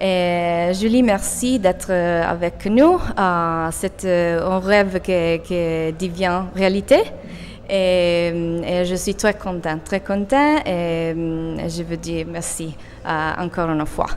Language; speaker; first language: French; non-native, learner; Italian